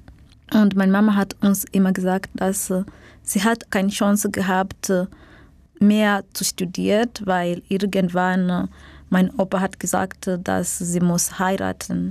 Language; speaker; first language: German; non-native, fluent; Swahili